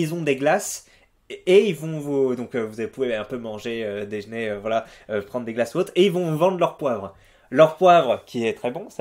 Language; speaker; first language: French; native; French